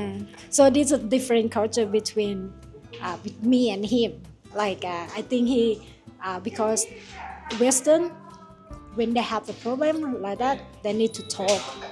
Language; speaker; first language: English; non-native, learner; Thai